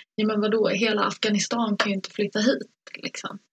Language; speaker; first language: Swedish; early bilingual, other home language; Persian